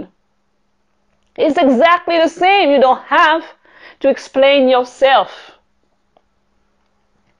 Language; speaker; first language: English; non-native, fluent; French